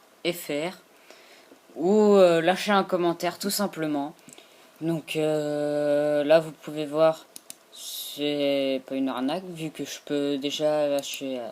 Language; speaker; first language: French; native; French